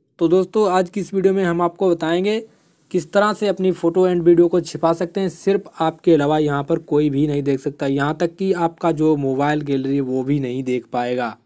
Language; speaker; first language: Hindi; native; Hindi